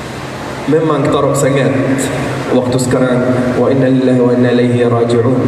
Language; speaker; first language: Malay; non-native, fluent; Arabic